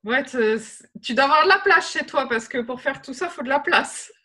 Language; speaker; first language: French; native; French